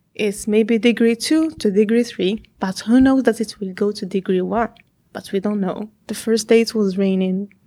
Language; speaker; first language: English; non-native, fluent; Arabic